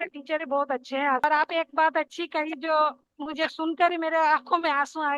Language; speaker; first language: Hindi; non-native, fluent; Bangla